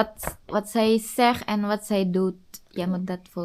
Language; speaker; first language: Dutch; non-native, learner; Filipino